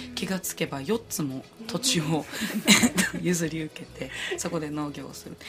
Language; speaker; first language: Japanese; native; Japanese